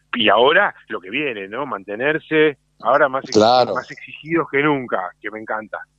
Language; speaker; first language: Spanish; native; Spanish